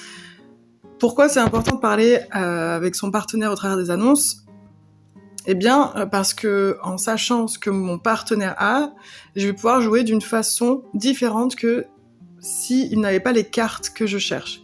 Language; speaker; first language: French; native; French